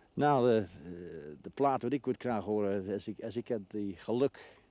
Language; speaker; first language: Dutch; non-native, fluent; English